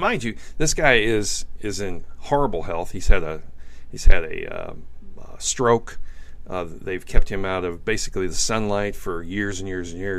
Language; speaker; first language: English; native; English